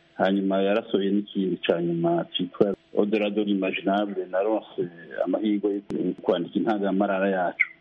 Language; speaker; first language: Rundi; native; Rundi